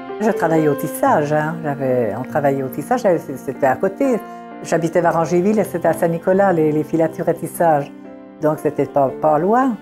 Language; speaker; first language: French; early bilingual, other home language; Italian